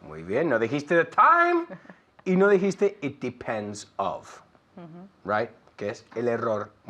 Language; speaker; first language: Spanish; non-native, fluent; English